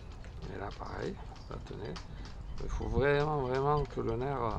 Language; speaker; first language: French; native; French